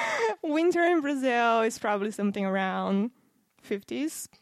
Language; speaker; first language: English; non-native, fluent; Portuguese